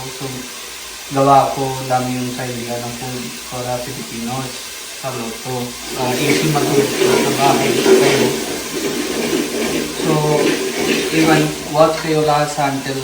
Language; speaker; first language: Filipino; non-native, learner; Hindi